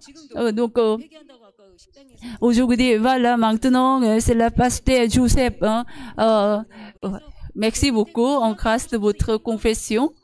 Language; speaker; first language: French; non-native, learner; Korean